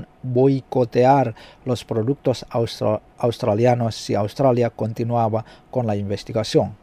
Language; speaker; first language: Spanish; non-native, fluent; Indonesian